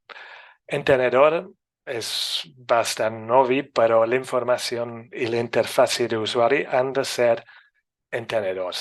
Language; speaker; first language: Catalan; non-native, fluent; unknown